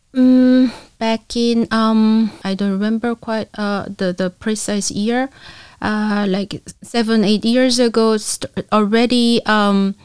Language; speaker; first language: English; non-native, fluent; Korean